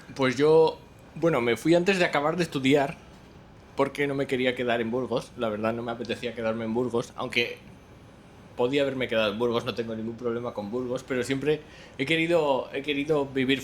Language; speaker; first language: Spanish; native; Spanish